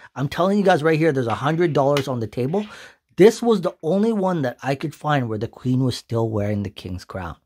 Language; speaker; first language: English; native; English